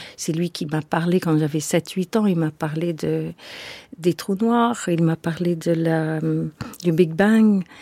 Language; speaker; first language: French; non-native, fluent; English